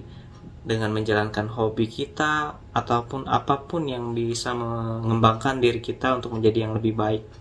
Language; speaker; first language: Indonesian; native; Indonesian